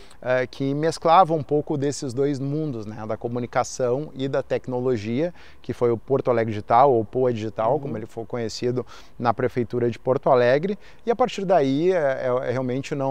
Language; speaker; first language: Portuguese; native; Portuguese